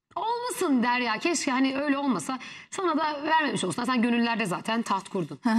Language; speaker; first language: Turkish; native; Turkish